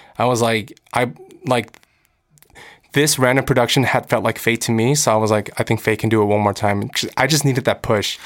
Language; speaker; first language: English; early bilingual, other home language; Korean